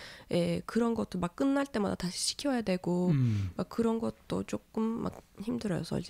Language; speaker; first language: Korean; non-native, fluent; Turkish